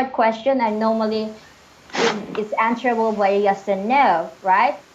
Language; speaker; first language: English; non-native, fluent; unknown